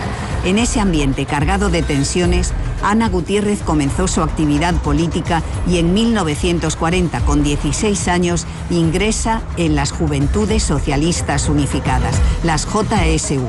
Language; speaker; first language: Spanish; native; Spanish